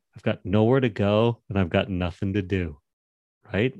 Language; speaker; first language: English; native; English